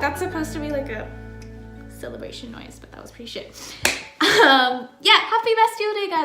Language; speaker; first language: English; native; English